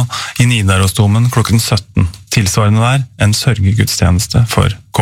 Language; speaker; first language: Norwegian; native; Norwegian